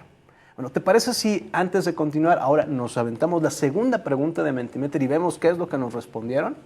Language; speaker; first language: Spanish; native; Spanish